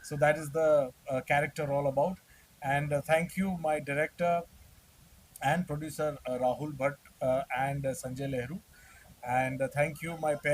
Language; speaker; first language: Hindi; native; Hindi